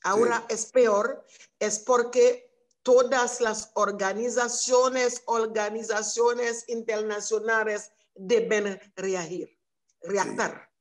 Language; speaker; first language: Spanish; non-native, learner; Haitian Creole